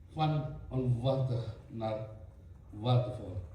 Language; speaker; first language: Dutch; non-native, learner; Indonesian